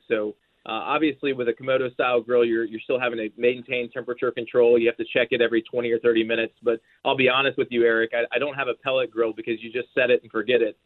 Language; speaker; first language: English; native; English